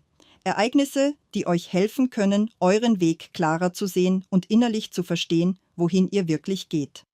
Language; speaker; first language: German; native; German